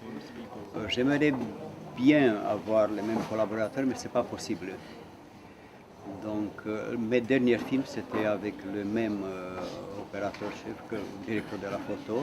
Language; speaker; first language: French; non-native, fluent; Romanian